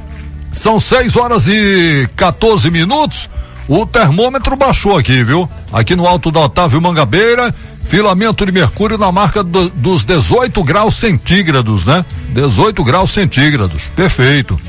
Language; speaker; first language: Portuguese; native; Portuguese